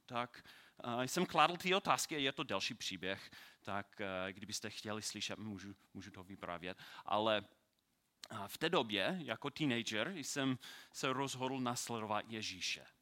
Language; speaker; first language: Czech; non-native, learner; English